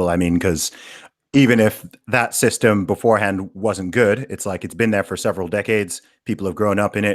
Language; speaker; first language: English; native; English